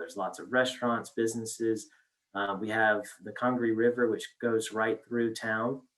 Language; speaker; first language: English; native; English